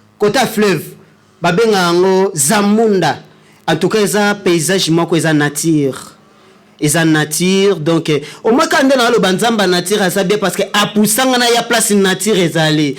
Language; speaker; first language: Lingala; native; Lingala